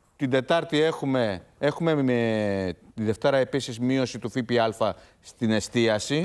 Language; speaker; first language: Greek; native; Greek